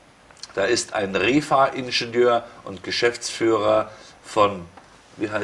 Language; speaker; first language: German; native; German